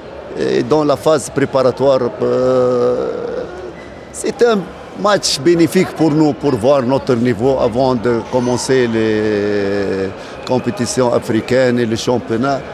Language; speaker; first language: French; non-native, fluent; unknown